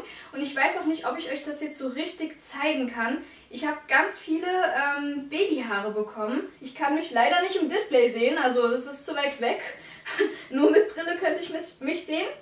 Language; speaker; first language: German; native; German